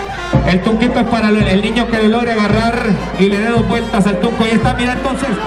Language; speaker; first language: Spanish; native; Spanish